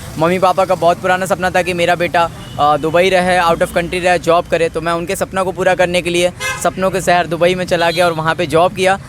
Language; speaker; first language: Hindi; native; Hindi